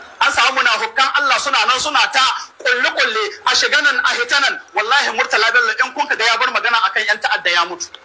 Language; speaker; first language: Hausa; native; Hausa